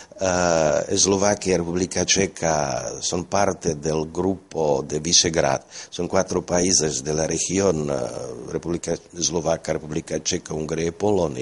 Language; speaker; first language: Spanish; non-native, fluent; Slovak